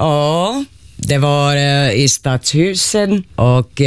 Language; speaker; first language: Swedish; non-native, local second language; Finnish